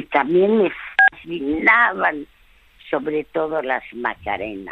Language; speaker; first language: Spanish; early bilingual, other home language; French